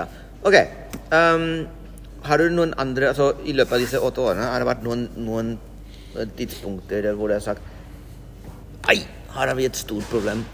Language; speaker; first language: Norwegian; non-native, fluent; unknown